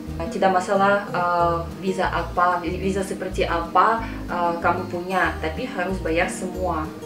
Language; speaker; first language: Indonesian; non-native, fluent; Russian